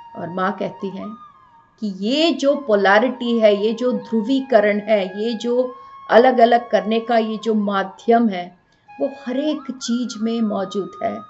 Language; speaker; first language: Hindi; non-native, local second language; Telugu